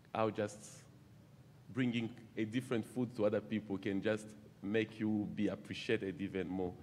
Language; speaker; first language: English; non-native, fluent; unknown